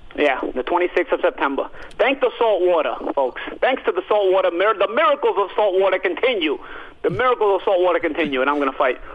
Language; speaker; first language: English; early bilingual, other home language; Italian